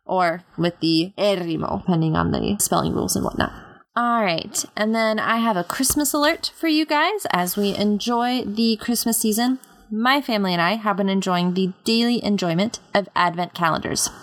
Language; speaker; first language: English; native; English